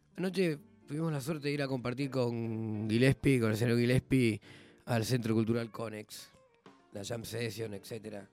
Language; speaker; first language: Spanish; native; Spanish